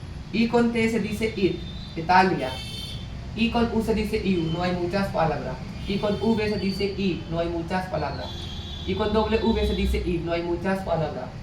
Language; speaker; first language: Spanish; non-native, learner; Hindi